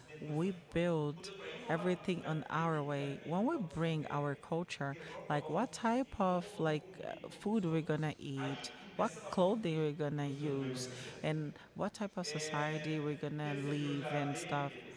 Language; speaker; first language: English; non-native, learner; Portuguese